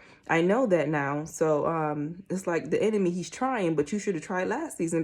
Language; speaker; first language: English; native; English